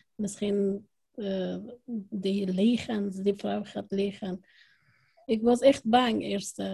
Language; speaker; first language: Dutch; non-native, learner; Persian